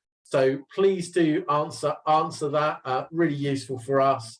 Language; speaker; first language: English; native; English